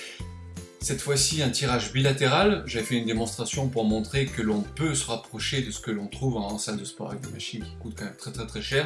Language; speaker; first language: French; native; French